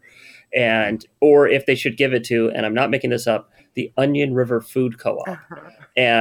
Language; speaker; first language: English; native; English